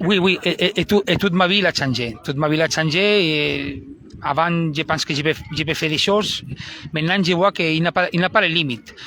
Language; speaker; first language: French; non-native, learner; Spanish